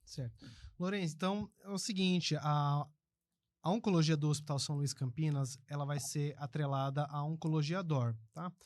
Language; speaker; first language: Portuguese; early bilingual, other home language; Spanish